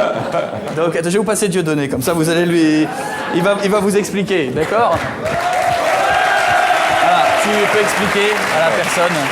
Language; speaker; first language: French; native; French